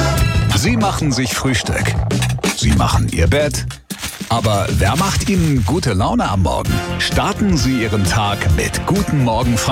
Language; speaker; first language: German; native; German